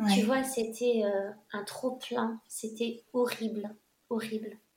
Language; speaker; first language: French; non-native, local second language; Arabic